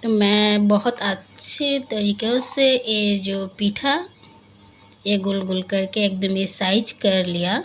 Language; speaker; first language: Hindi; non-native, learner; Bangla